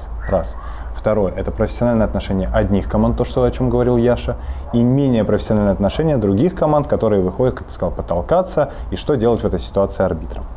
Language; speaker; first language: Russian; native; Russian